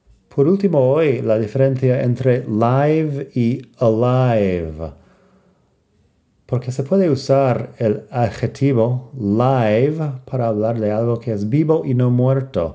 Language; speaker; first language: Spanish; non-native, fluent; English